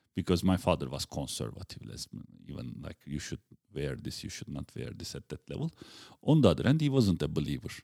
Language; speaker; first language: English; non-native, fluent; Turkish